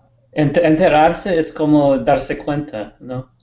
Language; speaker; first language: Spanish; non-native, learner; English